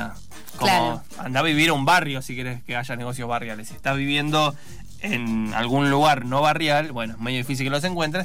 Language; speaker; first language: Spanish; native; Spanish